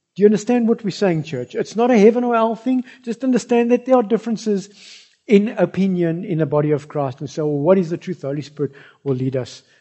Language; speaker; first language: English; non-native, local second language; Afrikaans